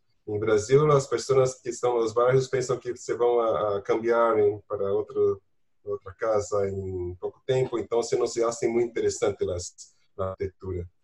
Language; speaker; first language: Spanish; non-native, learner; Portuguese